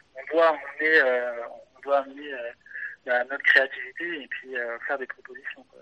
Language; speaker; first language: French; native; French